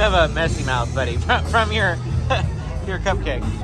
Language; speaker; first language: English; native; English